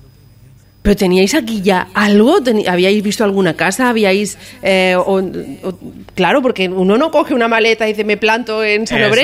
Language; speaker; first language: Spanish; native; Spanish